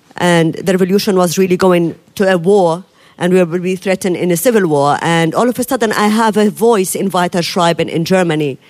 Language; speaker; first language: English; non-native, fluent; Arabic